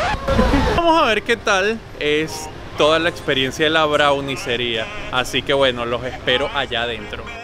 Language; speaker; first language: Spanish; native; Spanish